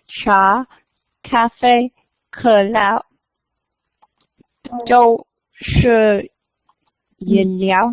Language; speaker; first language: Chinese; non-native, learner; English